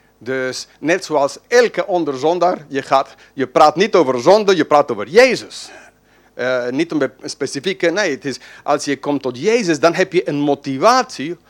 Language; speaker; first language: Dutch; non-native, fluent; English